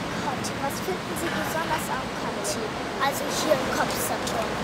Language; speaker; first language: German; non-native, local second language; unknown